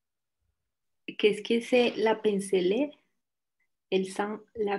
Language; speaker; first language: French; non-native, learner; Spanish